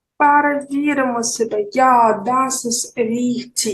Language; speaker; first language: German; non-native, fluent; Ukrainian